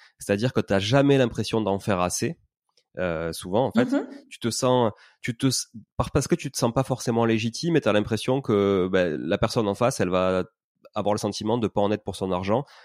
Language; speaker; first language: French; native; French